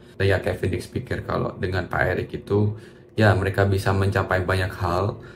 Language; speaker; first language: Indonesian; native; Indonesian